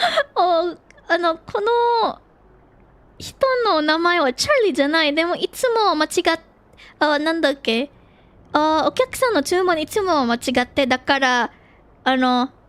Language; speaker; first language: Japanese; non-native, learner; Filipino